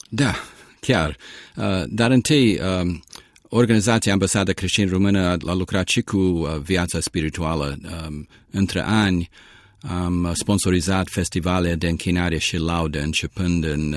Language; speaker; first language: Romanian; early bilingual, heritage; Romanian